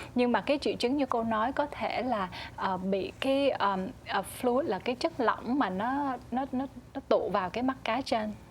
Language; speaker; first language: Vietnamese; early bilingual, heritage; Vietnamese